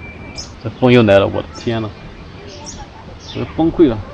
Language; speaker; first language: Chinese; native; Chinese